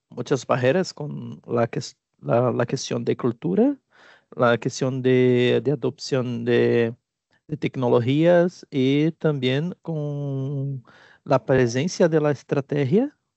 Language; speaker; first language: Spanish; non-native, fluent; Portuguese